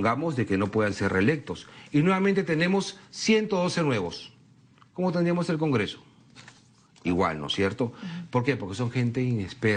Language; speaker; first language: Spanish; native; Spanish